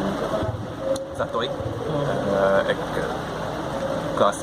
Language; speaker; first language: Marathi; non-native, learner; English